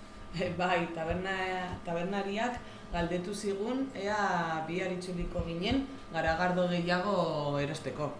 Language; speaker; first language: Basque; non-native, learner; Spanish